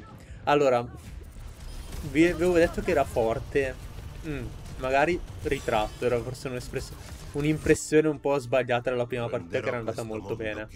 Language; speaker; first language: Italian; native; Italian